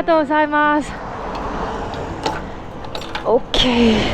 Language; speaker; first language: Japanese; non-native, learner; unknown